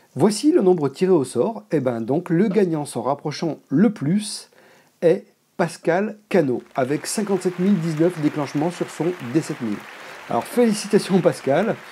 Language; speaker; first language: French; native; French